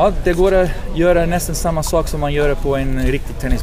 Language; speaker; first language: Swedish; non-native, fluent; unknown